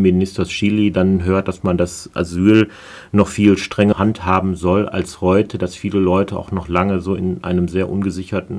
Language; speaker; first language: German; native; German